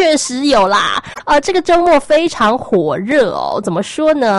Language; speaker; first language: Chinese; native; Chinese